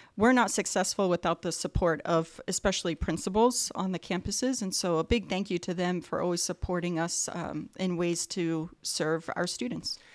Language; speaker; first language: English; native; English